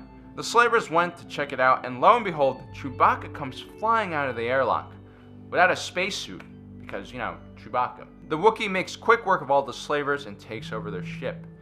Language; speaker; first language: English; native; English